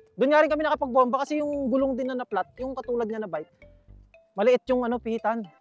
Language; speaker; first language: Filipino; native; Filipino